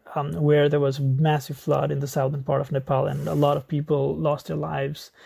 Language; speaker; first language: English; non-native, local second language; Nepali